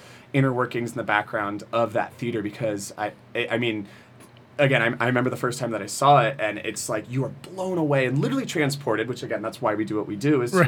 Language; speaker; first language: English; native; English